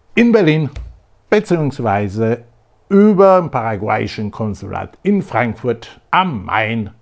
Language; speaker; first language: German; non-native, fluent; Polish